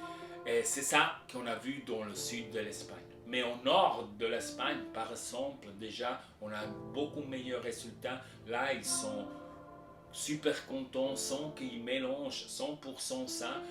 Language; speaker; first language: French; non-native, local second language; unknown